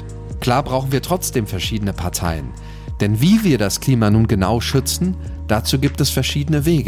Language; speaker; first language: German; native; German